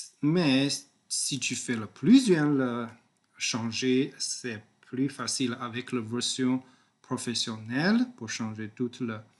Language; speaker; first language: French; non-native, learner; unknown